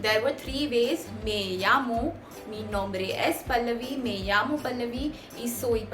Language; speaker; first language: Spanish; non-native, fluent; Hindi